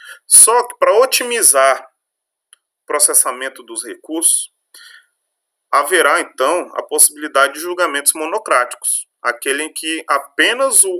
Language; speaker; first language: Portuguese; native; Portuguese